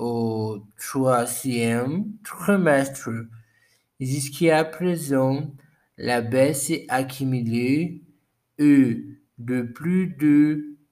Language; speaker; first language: French; non-native, learner; Portuguese